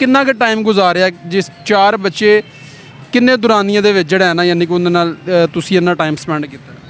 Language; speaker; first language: Urdu; non-native, local second language; Punjabi